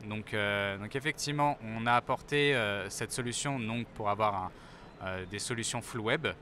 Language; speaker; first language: French; native; French